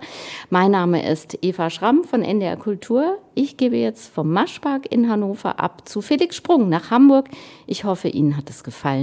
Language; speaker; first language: German; native; German